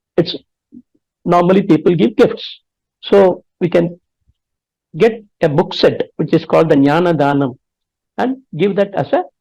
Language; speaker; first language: English; non-native, local second language; Tamil